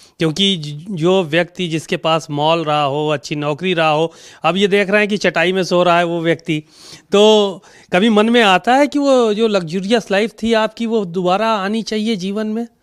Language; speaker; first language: Hindi; native; Hindi